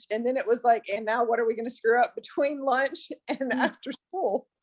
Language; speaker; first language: English; native; English